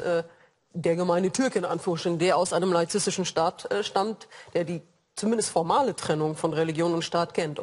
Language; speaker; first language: German; early bilingual, other home language; Arabic